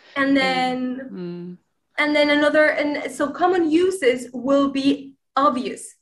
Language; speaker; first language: English; non-native, fluent; Spanish